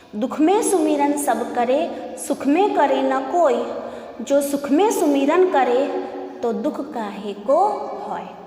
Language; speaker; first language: Hindi; non-native, local second language; Gujarati